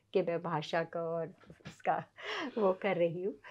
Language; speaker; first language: Hindi; native; Hindi